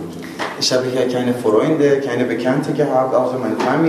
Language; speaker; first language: German; non-native, learner; Persian